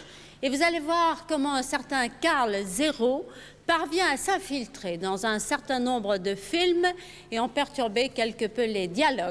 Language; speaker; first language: French; native; French